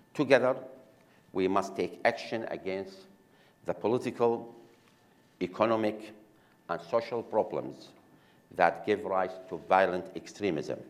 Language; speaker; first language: English; non-native, fluent; Arabic